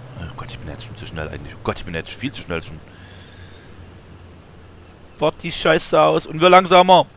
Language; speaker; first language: German; native; German